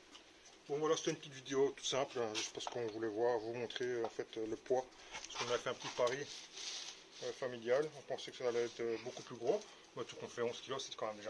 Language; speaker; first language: French; native; French